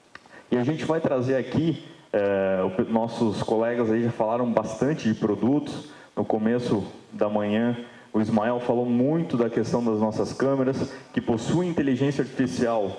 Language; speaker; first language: Portuguese; native; Portuguese